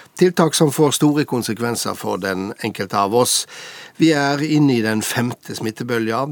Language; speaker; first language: Norwegian; native; Norwegian